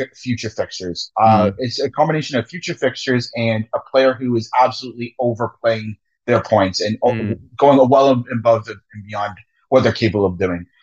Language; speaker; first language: English; native; English